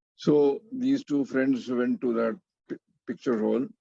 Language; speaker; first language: English; non-native, fluent; Hindi